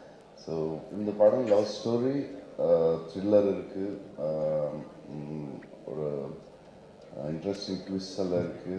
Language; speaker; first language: Tamil; non-native, learner; Telugu